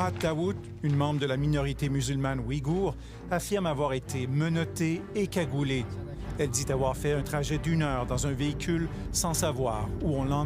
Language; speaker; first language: French; native; French